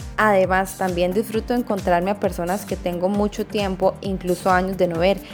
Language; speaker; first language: Spanish; native; Spanish